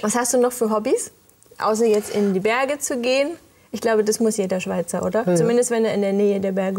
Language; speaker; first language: German; native; German